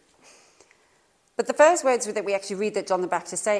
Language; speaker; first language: English; native; English